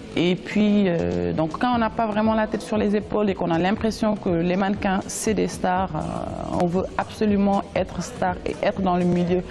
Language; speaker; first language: French; non-native, local second language; Wolof